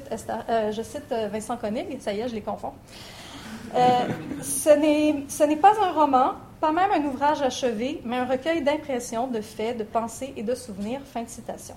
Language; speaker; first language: French; native; French